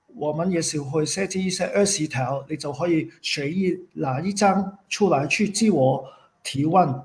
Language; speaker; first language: Chinese; non-native, fluent; Cantonese